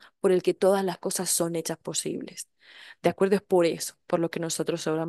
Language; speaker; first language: Spanish; native; Spanish